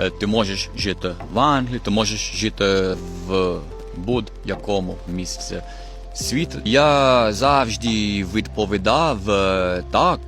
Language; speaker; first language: Ukrainian; non-native, fluent; English